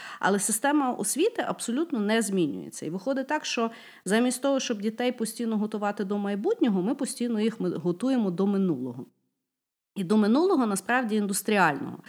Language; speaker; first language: Ukrainian; non-native, local second language; Russian